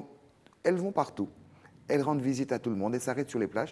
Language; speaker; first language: French; native; French